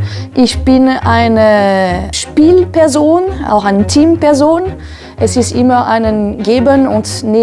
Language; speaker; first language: German; non-native, fluent; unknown